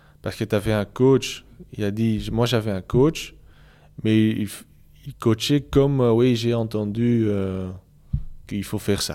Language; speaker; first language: French; non-native, local second language; Dutch